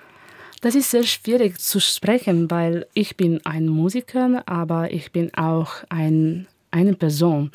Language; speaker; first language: German; non-native, learner; Italian